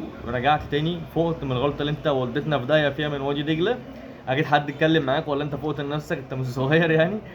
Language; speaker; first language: Arabic; native; Arabic